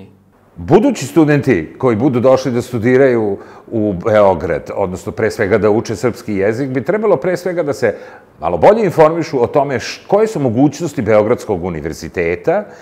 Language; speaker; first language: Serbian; non-native, fluent; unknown